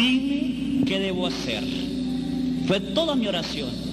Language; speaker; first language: Spanish; native; Spanish